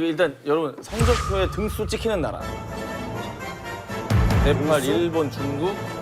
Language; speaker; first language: Korean; native; Korean